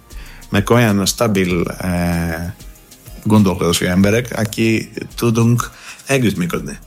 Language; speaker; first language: Hungarian; non-native, learner; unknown